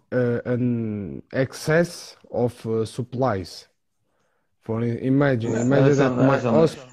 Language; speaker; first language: English; non-native, fluent; Portuguese